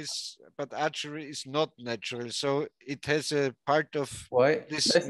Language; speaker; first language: English; non-native, fluent; German